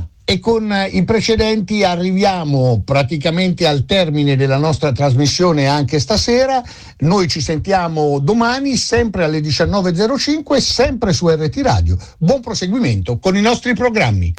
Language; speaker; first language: Italian; native; Italian